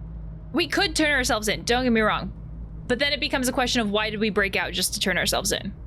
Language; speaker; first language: English; native; English